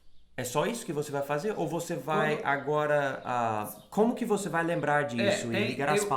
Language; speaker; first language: Portuguese; non-native, fluent; English